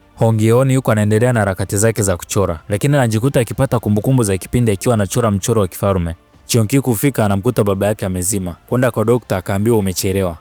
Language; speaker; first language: Swahili; native; Swahili